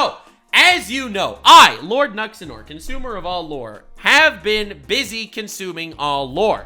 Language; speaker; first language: English; native; English